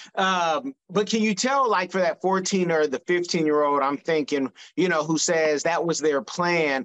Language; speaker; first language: English; native; English